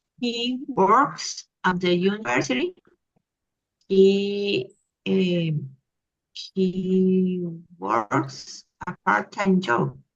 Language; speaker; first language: English; non-native, learner; Spanish